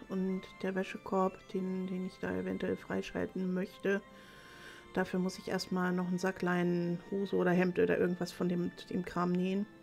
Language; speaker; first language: German; native; German